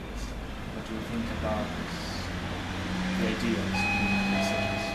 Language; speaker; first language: English; non-native, learner; Italian